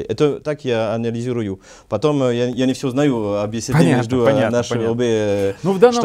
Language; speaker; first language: Russian; non-native, learner; French